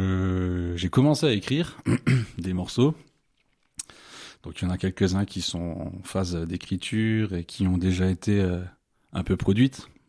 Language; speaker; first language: French; native; French